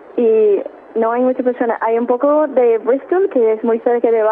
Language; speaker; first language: Spanish; non-native, learner; English